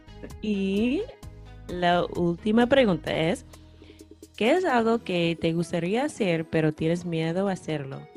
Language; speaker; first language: Spanish; non-native, fluent; English